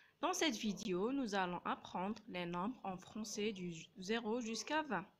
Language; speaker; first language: French; non-native, local second language; Arabic